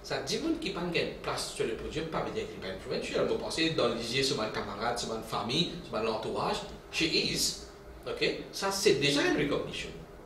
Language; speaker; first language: French; non-native, local second language; Morisyen